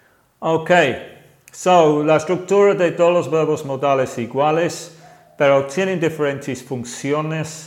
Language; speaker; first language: Spanish; non-native, fluent; English